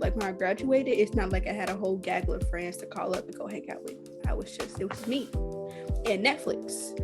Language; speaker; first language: English; native; English